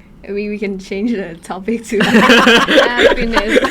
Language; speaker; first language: English; non-native, fluent; Thai